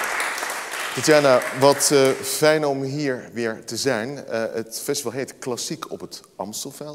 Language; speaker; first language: Dutch; native; Dutch